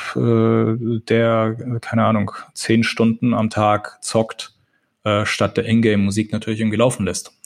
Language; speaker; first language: German; native; German